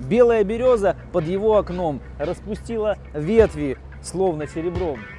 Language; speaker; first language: Russian; native; Russian